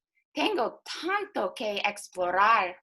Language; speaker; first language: Spanish; non-native, fluent; English